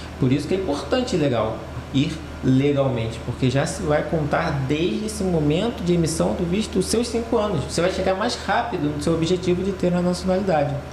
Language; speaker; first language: Portuguese; native; Portuguese